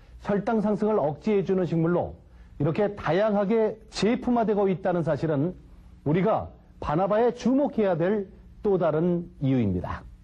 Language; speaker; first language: Korean; native; Korean